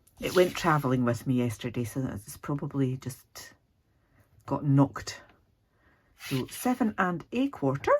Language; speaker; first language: English; native; English